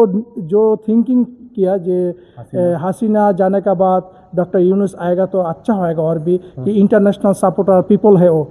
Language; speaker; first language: Hindi; non-native, learner; Bangla